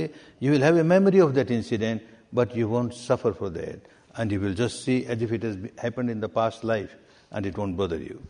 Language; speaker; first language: English; non-native, fluent; Burmese